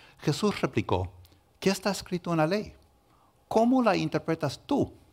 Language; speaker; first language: Spanish; non-native, fluent; English